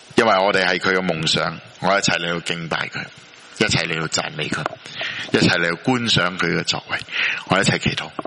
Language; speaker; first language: Cantonese; native; Cantonese